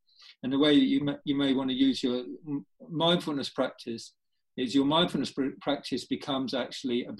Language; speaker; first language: English; native; English